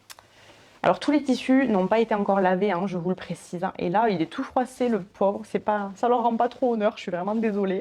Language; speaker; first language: French; native; French